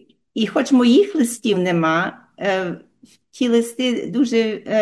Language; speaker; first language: Ukrainian; early bilingual, heritage; Ukrainian